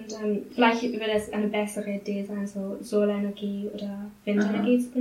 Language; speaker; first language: German; non-native, learner; English